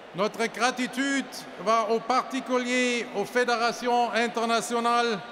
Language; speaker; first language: French; non-native, fluent; German